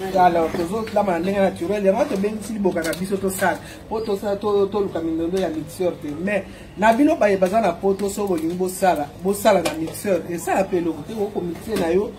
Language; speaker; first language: Lingala; native; Lingala